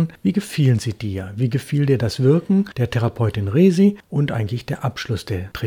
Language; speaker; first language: German; native; German